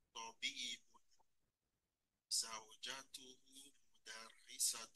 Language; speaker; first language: Arabic; non-native, learner; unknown